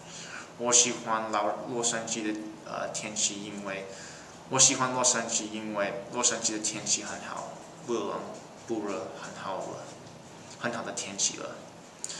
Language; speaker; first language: Chinese; non-native, learner; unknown